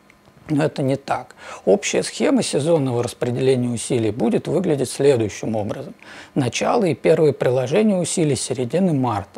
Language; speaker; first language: Russian; native; Russian